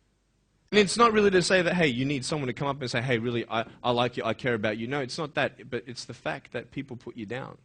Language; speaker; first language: English; native; English